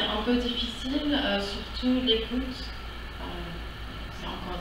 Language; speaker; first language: French; non-native, learner; Korean